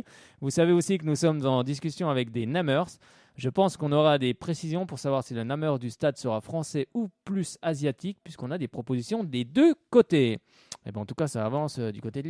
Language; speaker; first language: French; native; French